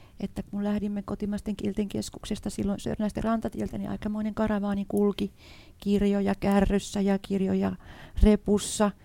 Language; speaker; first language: Finnish; native; Finnish